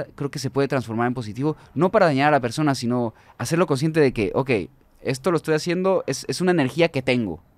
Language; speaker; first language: Spanish; native; Spanish